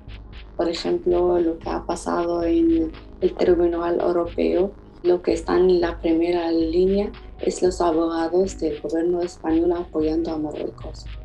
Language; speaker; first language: Spanish; non-native, fluent; Arabic